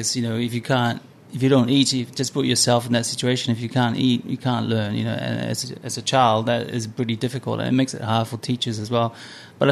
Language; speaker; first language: English; non-native, fluent; Samoan